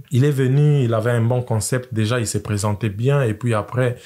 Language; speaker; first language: French; non-native, local second language; Swahili